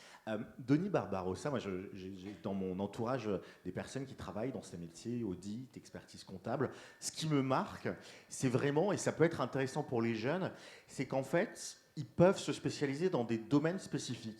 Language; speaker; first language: French; native; French